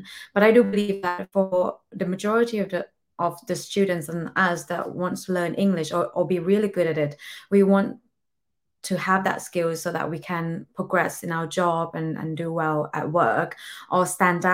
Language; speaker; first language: English; non-native, fluent; Thai